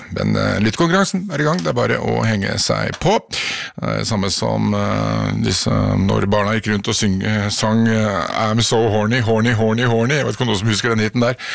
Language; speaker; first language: Norwegian; native; Norwegian